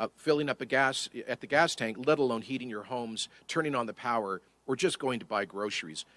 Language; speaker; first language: English; native; English